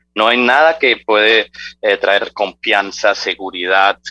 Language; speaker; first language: Spanish; early bilingual, heritage; Spanish